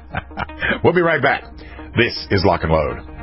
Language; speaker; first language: English; native; English